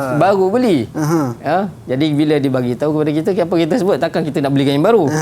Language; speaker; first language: Malay; native; Malay